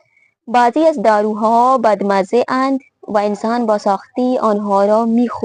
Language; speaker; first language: Persian; non-native, fluent; Urdu